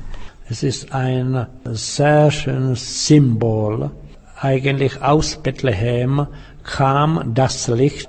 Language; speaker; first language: German; non-native, fluent; Czech